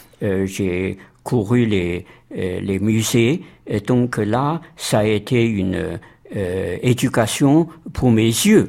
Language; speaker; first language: French; non-native, fluent; Chinese